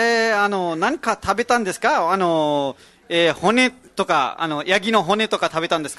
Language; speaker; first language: Japanese; non-native, fluent; Nepali